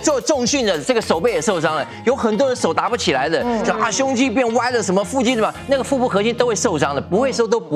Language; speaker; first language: Chinese; native; Chinese